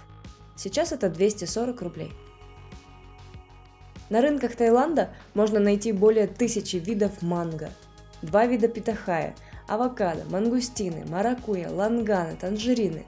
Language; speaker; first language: Russian; native; Russian